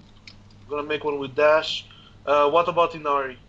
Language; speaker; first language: English; native; English